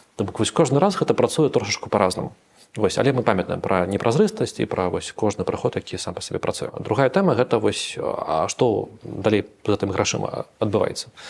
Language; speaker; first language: Belarusian; non-native, local second language; Russian